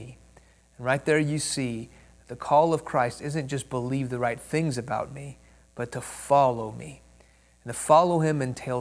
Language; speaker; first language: English; early bilingual, other home language; Persian